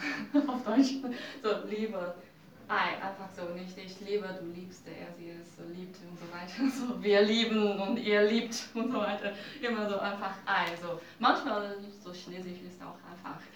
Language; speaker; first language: German; non-native, learner; Chinese